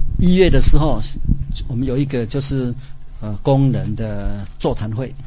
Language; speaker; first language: Chinese; native; Chinese